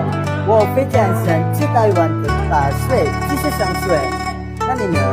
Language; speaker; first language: Chinese; non-native, learner; Indonesian